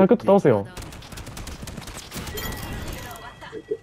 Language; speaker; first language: Japanese; native; Japanese